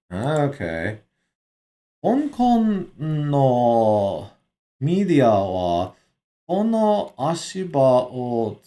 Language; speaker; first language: Japanese; non-native, learner; English